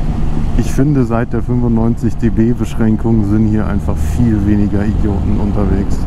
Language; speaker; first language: German; native; German